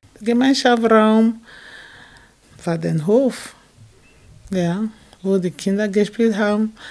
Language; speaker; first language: German; non-native, fluent; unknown